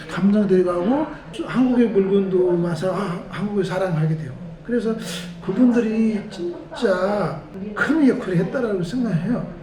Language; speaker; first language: Korean; non-native, fluent; Nepali